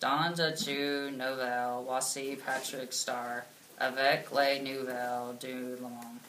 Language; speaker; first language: French; non-native, learner; English